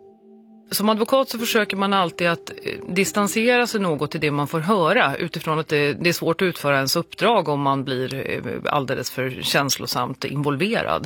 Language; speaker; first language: Swedish; native; Swedish